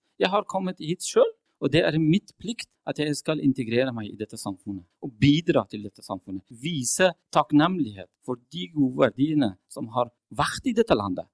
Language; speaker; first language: Norwegian; non-native, fluent; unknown